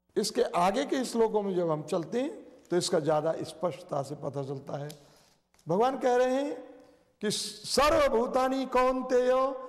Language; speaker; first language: Hindi; native; Hindi